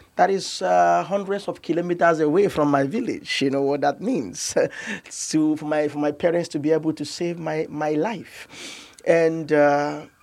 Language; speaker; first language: English; non-native, local second language; Igbo